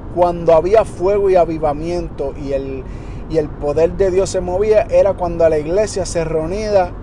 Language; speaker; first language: Spanish; early bilingual, heritage; Spanish